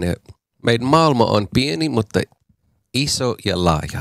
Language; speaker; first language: Finnish; non-native, learner; English